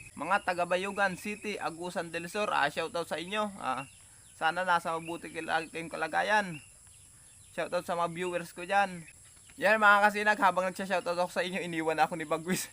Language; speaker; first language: Filipino; native; Filipino